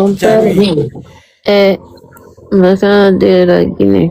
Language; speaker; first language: French; non-native, local second language; Mandingo